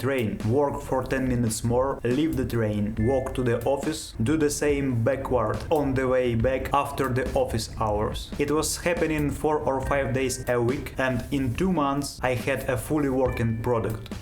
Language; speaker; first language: English; non-native, fluent; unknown